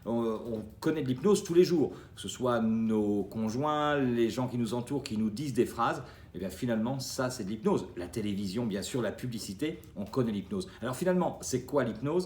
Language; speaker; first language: French; native; French